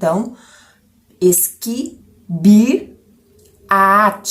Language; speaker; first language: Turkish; non-native, learner; Portuguese